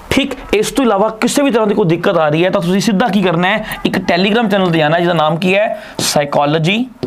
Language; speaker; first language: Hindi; non-native, local second language; Punjabi